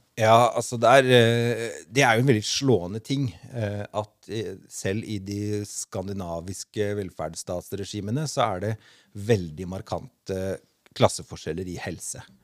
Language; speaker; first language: Norwegian; native; Norwegian